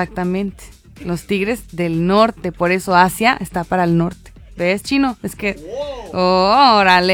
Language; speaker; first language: Spanish; native; Spanish